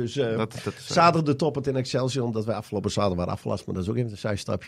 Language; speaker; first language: Dutch; native; Dutch